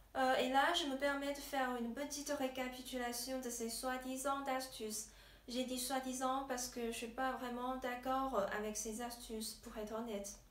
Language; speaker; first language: French; non-native, fluent; Chinese